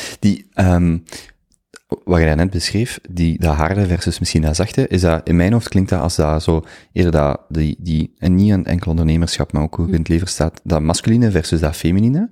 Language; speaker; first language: Dutch; native; Dutch